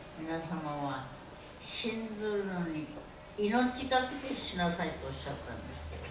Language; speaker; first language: Japanese; non-native, fluent; Korean